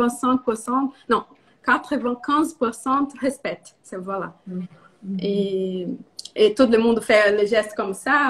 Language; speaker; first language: French; non-native, learner; Portuguese